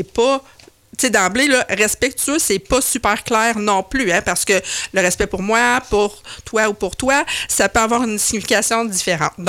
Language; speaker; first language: French; native; French